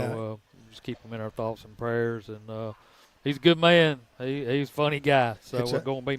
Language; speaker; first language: English; native; English